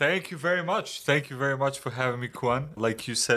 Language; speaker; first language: English; non-native, fluent; Macedonian